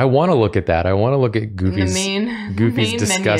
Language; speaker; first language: English; native; English